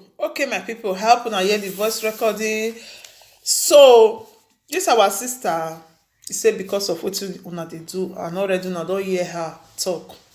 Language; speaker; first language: Nigerian Pidgin; non-native, local second language; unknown